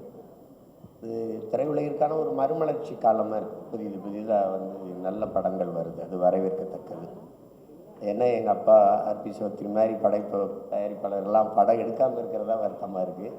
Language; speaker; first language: Tamil; native; Tamil